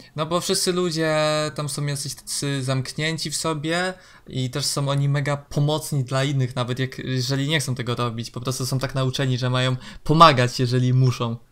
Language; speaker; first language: Polish; native; Polish